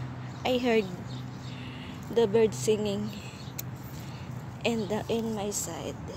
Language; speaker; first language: English; non-native, learner; Filipino